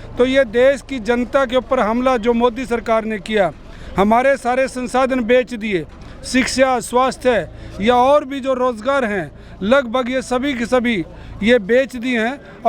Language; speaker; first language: Hindi; native; Hindi